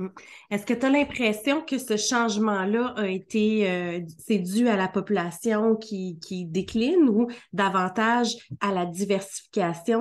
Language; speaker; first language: French; native; French